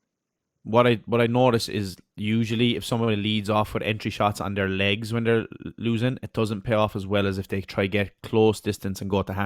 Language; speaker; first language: English; native; English